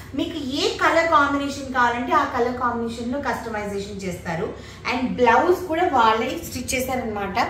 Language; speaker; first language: Telugu; native; Telugu